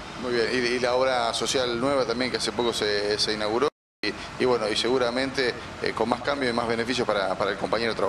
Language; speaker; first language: Spanish; native; Spanish